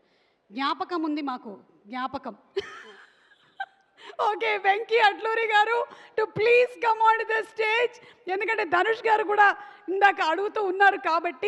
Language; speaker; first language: Telugu; native; Telugu